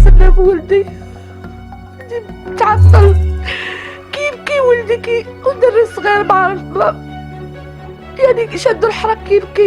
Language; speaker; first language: Arabic; native; Arabic